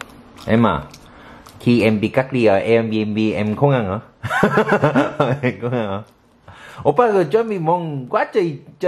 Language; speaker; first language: Vietnamese; non-native, learner; Korean